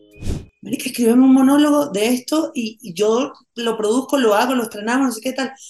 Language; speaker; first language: Spanish; native; Spanish